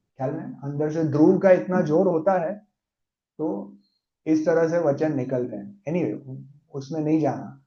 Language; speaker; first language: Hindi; non-native, local second language; Gujarati